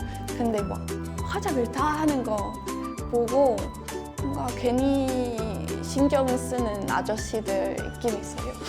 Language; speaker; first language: Korean; non-native, fluent; English